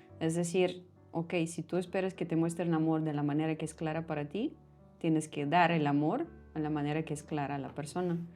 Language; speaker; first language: Spanish; non-native, fluent; Russian